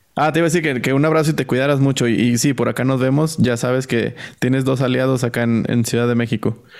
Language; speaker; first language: Spanish; native; Spanish